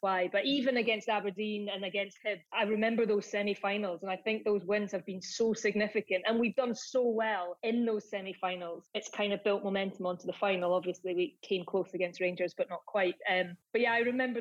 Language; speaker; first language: English; native; English